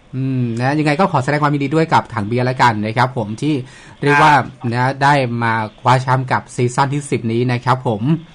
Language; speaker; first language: Thai; native; Thai